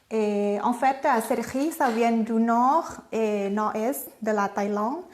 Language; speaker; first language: French; non-native, learner; Thai